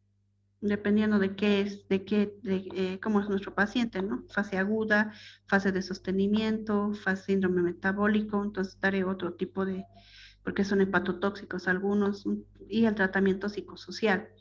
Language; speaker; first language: Spanish; native; Spanish